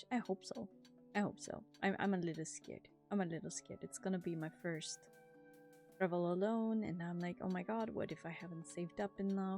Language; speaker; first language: English; non-native, fluent; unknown